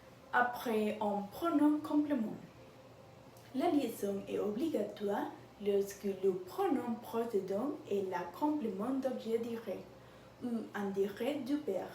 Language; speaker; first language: French; non-native, learner; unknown